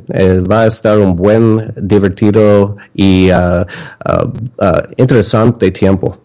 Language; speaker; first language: Spanish; non-native, learner; English